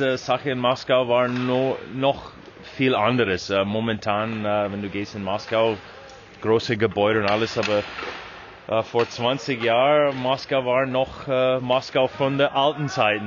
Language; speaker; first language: German; non-native, learner; English